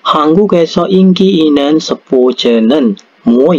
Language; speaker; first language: Korean; non-native, fluent; Indonesian